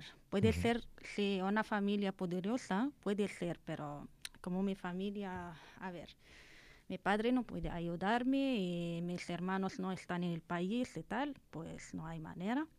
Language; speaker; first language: Spanish; non-native, learner; Arabic